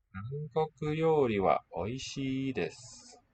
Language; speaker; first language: Japanese; non-native, learner; English